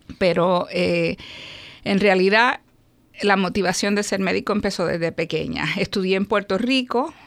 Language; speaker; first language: Spanish; native; Spanish